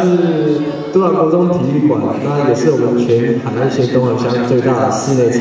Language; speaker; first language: Chinese; non-native, local second language; Amis